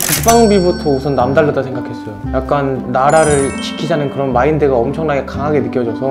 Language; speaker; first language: Korean; native; Korean